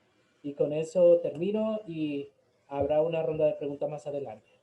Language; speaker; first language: Spanish; native; Spanish